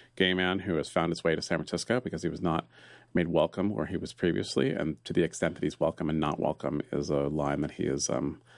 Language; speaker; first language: English; native; English